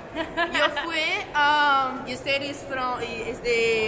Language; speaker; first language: Spanish; non-native, learner; Portuguese